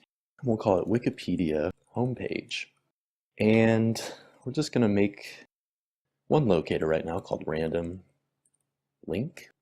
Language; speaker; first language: English; native; English